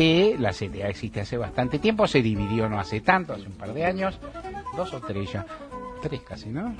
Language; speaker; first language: Spanish; native; Spanish